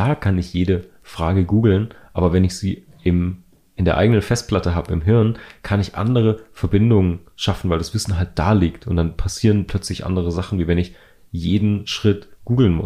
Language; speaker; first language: German; native; German